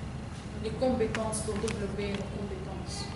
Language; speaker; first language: French; non-native, fluent; Arabic